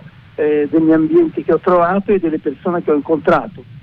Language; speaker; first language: Italian; native; Italian